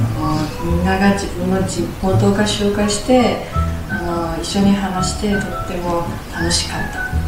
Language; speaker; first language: Japanese; non-native, learner; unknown